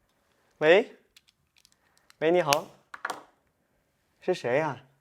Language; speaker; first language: Chinese; non-native, fluent; French